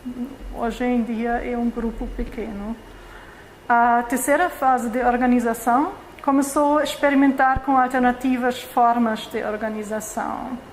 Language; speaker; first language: Portuguese; non-native, fluent; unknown